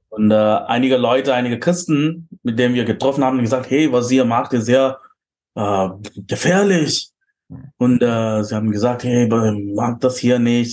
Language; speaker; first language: German; non-native, fluent; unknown